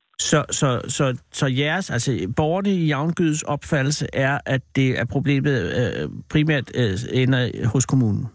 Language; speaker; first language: Danish; native; Danish